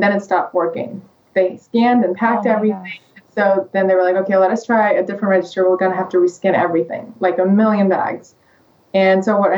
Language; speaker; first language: English; non-native, fluent; Russian